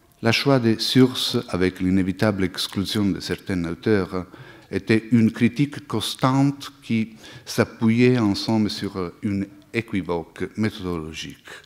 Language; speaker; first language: French; non-native, fluent; Italian